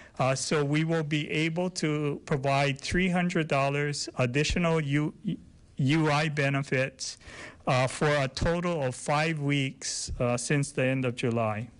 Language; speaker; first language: English; native; English